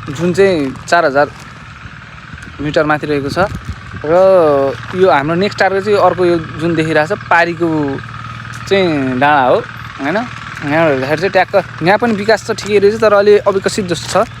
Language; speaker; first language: Nepali; native; Nepali